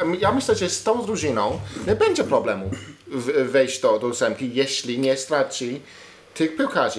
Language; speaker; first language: Polish; non-native, learner; English